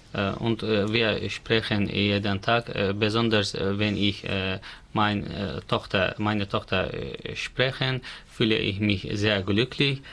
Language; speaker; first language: German; non-native, learner; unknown